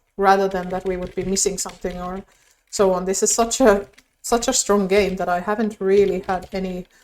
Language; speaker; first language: English; non-native, fluent; Finnish